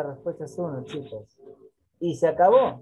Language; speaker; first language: Spanish; native; Spanish